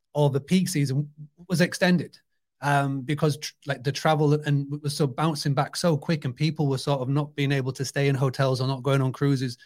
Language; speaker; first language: English; native; English